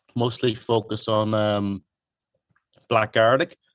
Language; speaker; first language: English; early bilingual, other home language; Cantonese